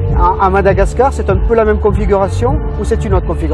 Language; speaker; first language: French; native; French